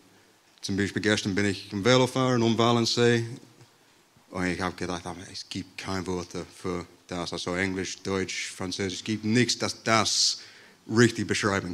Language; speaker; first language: German; non-native, fluent; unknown